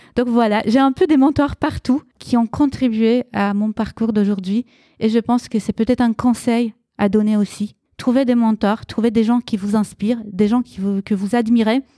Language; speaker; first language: French; early bilingual, other home language; Romanian